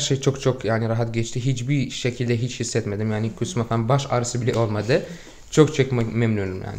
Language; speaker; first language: Turkish; non-native, fluent; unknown